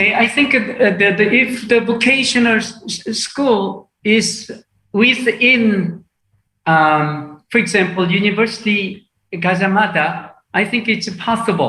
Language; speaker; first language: English; non-native, fluent; Korean